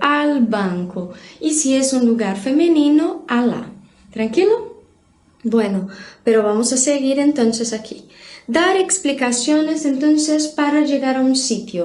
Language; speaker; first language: Spanish; non-native, fluent; Portuguese